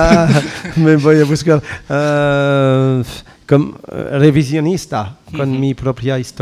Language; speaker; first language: Spanish; non-native, learner; French